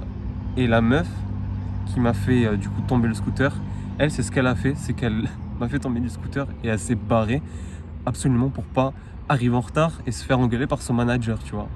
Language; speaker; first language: French; native; French